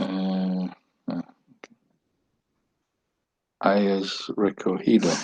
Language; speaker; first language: Spanish; non-native, learner; English